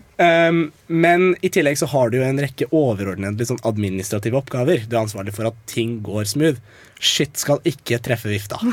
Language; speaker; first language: Norwegian; early bilingual, other home language; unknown